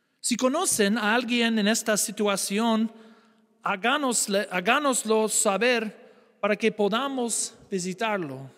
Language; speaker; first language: Spanish; non-native, fluent; English